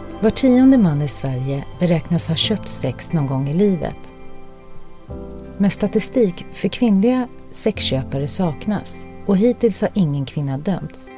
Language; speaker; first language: Swedish; native; Swedish